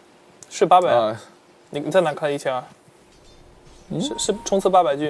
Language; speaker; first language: Chinese; native; Chinese